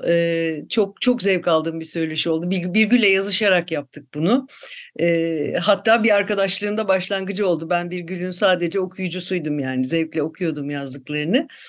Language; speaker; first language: Turkish; native; Turkish